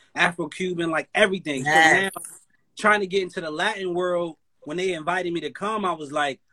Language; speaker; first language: English; native; English